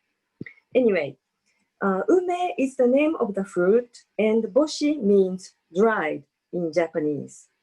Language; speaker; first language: English; non-native, fluent; Japanese